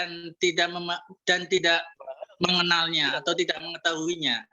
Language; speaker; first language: Indonesian; native; Indonesian